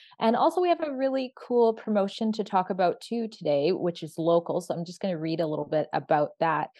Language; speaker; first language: English; native; English